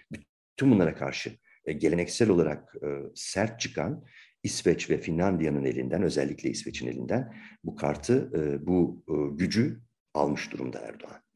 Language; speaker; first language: Turkish; native; Turkish